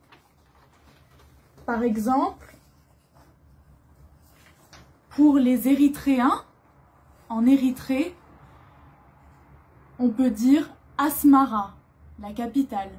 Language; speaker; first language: French; native; French